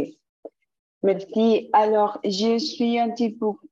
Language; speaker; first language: French; non-native, learner; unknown